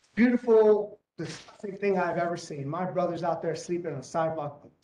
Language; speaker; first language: English; native; English